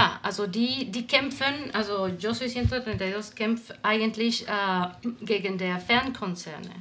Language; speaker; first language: German; non-native, fluent; Spanish